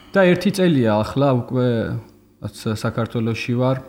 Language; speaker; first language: Georgian; early bilingual, heritage; Georgian